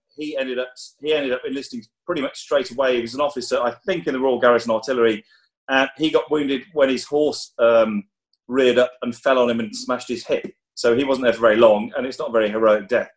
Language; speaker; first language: English; native; English